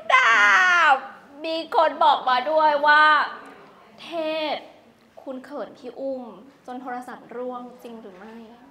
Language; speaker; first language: Thai; native; Thai